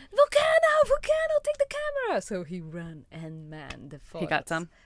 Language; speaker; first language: English; non-native, fluent; Portuguese